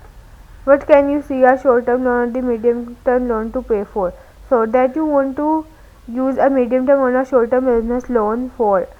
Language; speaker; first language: English; non-native, local second language; Urdu